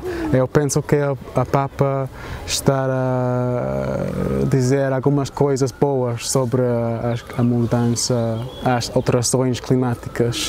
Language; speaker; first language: Portuguese; non-native, fluent; English